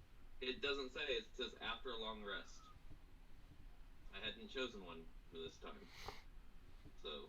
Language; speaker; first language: English; native; English